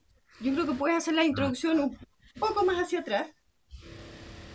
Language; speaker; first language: Spanish; native; Spanish